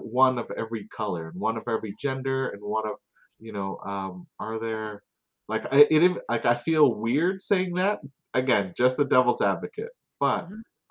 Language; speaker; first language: English; native; English